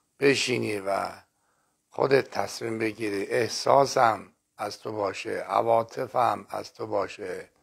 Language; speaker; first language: Persian; non-native, local second language; Azerbaijani